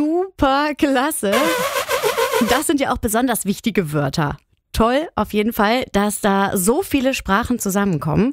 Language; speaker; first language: German; native; German